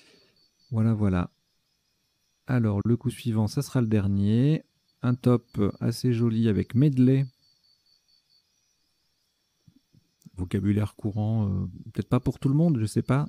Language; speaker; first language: French; native; French